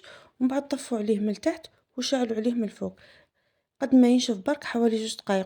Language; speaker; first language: Arabic; native; Arabic